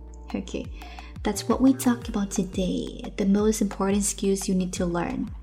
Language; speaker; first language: English; non-native, fluent; Chinese